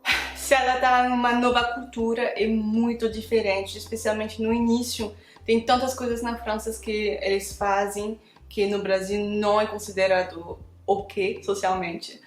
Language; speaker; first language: Portuguese; non-native, fluent; French